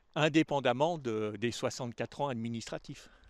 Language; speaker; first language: French; native; French